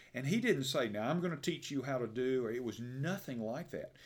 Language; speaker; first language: English; native; English